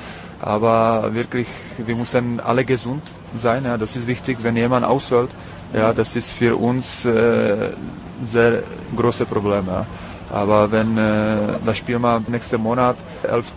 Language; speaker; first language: German; non-native, fluent; Czech